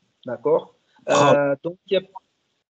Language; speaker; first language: French; non-native, fluent; Portuguese